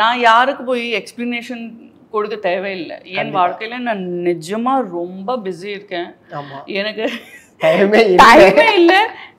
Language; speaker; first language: Tamil; non-native, learner; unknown